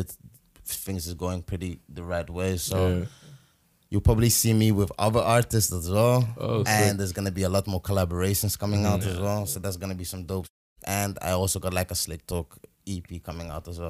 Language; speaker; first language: English; native; English